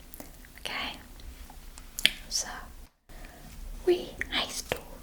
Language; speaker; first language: German; non-native, fluent; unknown